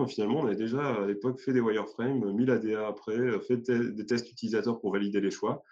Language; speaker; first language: French; native; French